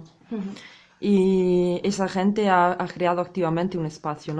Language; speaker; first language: Spanish; non-native, fluent; Italian